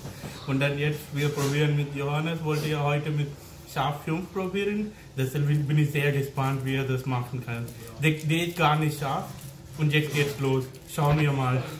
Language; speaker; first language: German; non-native, learner; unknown